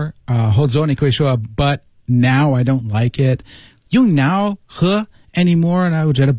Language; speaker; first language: Chinese; non-native, fluent; English